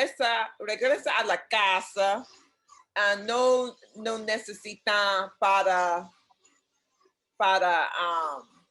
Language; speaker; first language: Spanish; non-native, learner; English